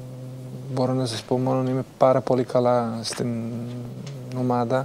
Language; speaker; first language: Greek; non-native, fluent; Serbian